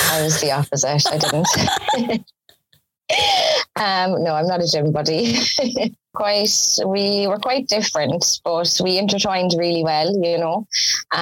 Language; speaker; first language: English; native; English